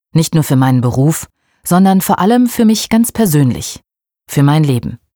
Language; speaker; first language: German; non-native, learner; Portuguese